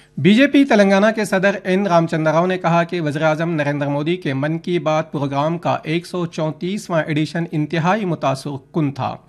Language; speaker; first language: Urdu; native; Urdu